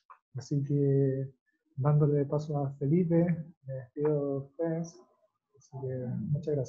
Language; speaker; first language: Spanish; native; Spanish